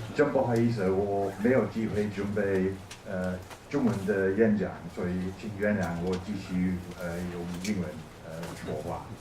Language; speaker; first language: Chinese; non-native, learner; English